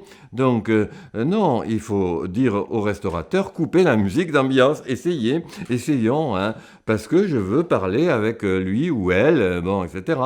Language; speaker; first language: French; native; French